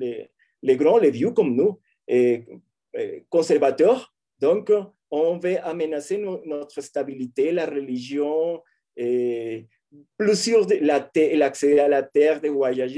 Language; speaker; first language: French; non-native, fluent; Spanish